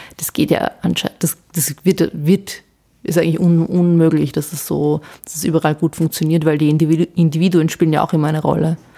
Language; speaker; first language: German; early bilingual, other home language; Bosnian